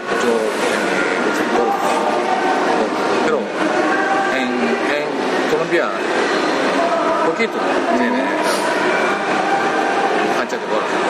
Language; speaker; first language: Spanish; non-native, learner; Japanese